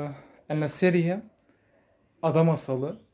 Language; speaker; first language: Spanish; non-native, learner; Turkish